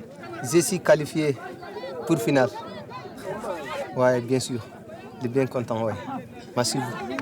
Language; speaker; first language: French; non-native, local second language; Fula